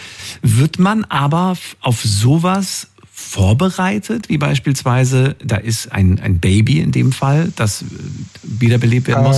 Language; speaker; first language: German; native; German